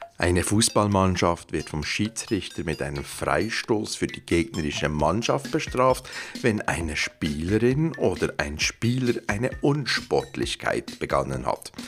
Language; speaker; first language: German; native; German